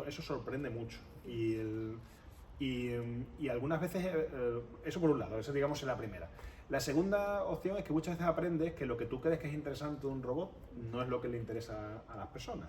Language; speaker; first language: Spanish; native; Spanish